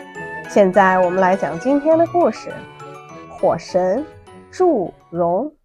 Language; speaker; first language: Chinese; native; Chinese